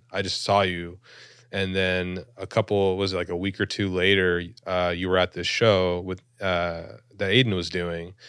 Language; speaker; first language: English; native; English